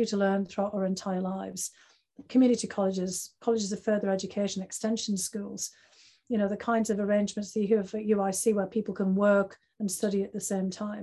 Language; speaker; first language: English; native; English